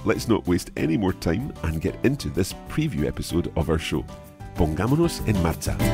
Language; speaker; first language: English; native; English